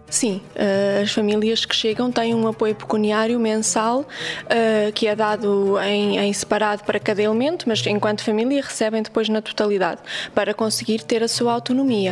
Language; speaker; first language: Portuguese; native; Portuguese